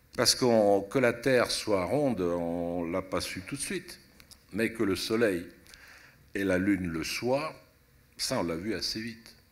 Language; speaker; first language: French; early bilingual, other home language; Italian